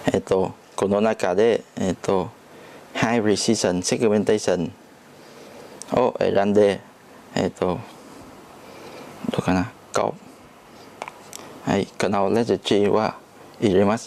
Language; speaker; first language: Japanese; non-native, learner; Chinese